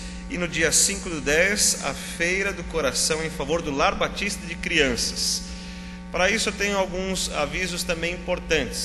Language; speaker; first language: Portuguese; native; Portuguese